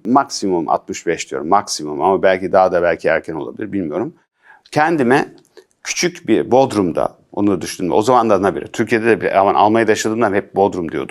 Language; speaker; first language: Turkish; early bilingual, heritage; Turkish